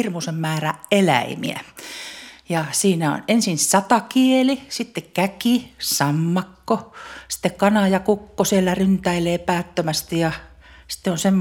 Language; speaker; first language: Finnish; native; Finnish